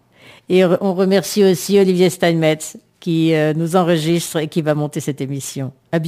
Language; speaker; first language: French; native; French